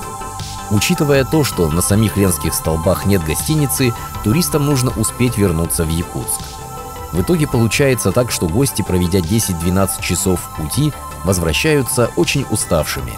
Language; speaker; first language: Russian; native; Russian